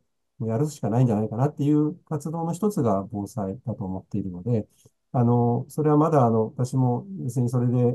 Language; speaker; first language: Japanese; native; Japanese